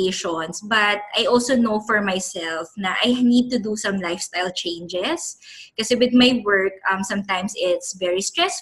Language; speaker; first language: English; non-native, local second language; Filipino